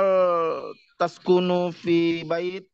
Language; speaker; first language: Arabic; non-native, learner; Indonesian